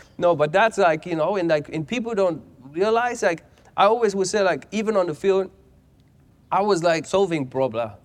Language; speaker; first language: English; non-native, fluent; German